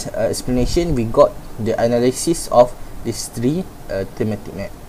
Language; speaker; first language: English; non-native, local second language; Malay